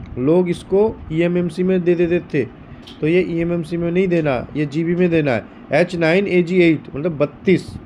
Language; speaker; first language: Hindi; native; Hindi